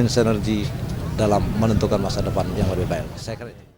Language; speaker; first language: Indonesian; native; Indonesian